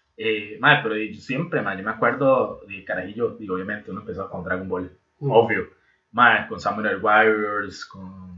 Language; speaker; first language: Spanish; native; Spanish